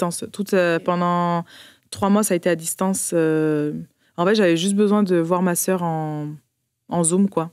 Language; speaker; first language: French; early bilingual, other home language; Portuguese